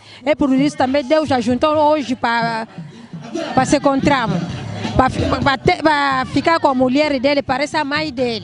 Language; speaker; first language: Portuguese; non-native, local second language; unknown